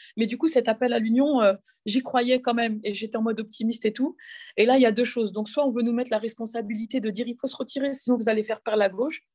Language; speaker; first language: French; native; French